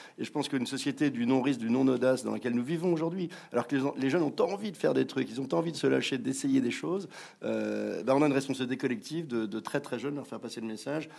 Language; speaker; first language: French; native; French